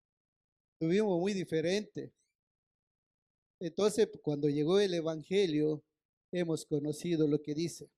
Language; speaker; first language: Spanish; non-native, local second language; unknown